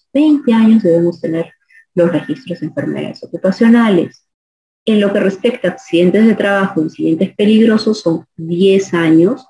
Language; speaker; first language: Spanish; native; Spanish